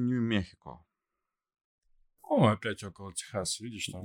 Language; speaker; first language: Russian; native; Russian